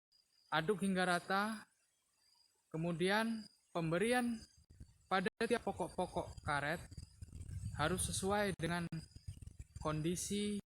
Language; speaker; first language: Indonesian; native; Indonesian